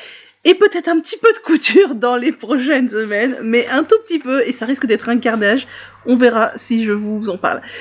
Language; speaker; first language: French; native; French